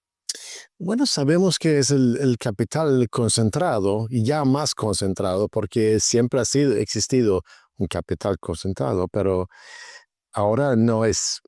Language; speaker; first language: Spanish; non-native, fluent; Swedish